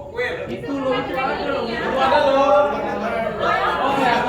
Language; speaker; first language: Indonesian; native; Indonesian